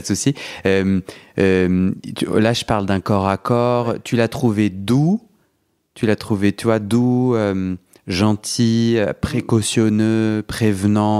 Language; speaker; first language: French; native; French